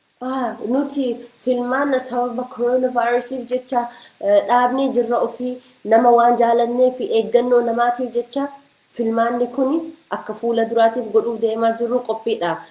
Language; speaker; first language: Oromo; early bilingual, heritage; Oromo